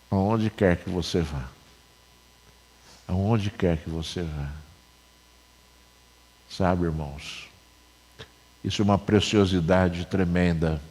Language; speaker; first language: Portuguese; native; Portuguese